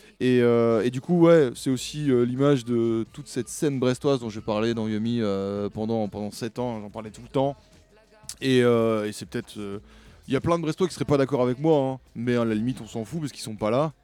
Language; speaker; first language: French; native; French